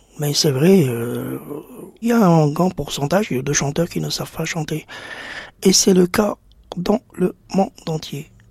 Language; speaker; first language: French; non-native, local second language; Arabic